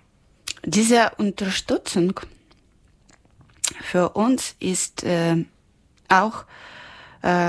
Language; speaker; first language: German; non-native, learner; Ukrainian